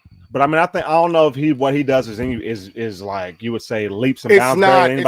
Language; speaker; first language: English; native; English